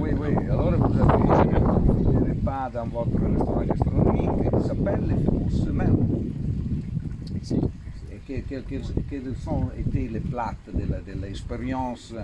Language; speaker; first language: French; non-native, learner; Italian